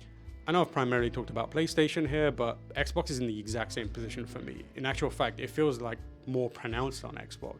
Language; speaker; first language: English; native; English